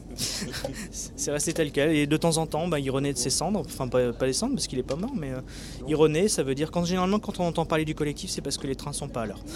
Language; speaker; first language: French; native; French